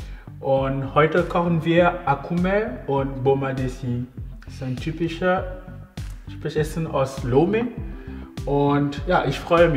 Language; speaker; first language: German; non-native, fluent; Ewe